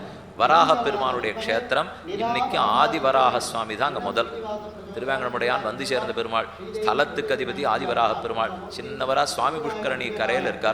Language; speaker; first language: Tamil; native; Tamil